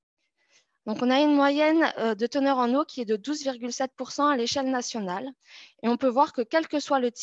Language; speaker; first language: French; native; French